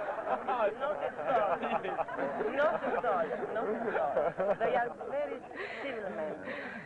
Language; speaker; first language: English; non-native, learner; French